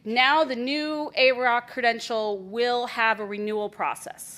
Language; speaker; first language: English; native; English